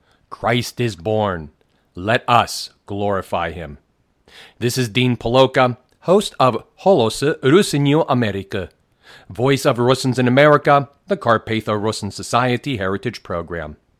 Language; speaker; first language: English; native; English